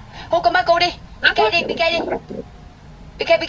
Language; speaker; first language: Indonesian; non-native, learner; Vietnamese